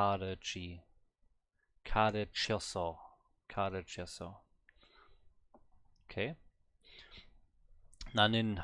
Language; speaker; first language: Korean; non-native, learner; German